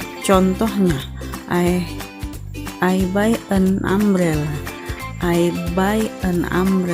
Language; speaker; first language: English; non-native, learner; Indonesian